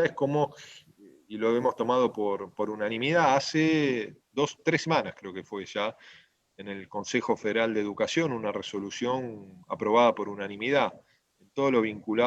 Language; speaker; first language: Spanish; native; Spanish